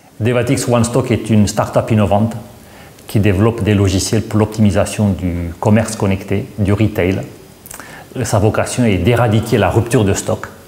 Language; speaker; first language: French; non-native, fluent; Romanian